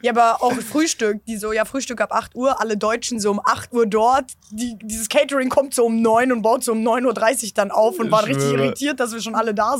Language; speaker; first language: German; native; German